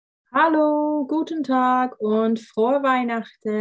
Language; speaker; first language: German; non-native, fluent; English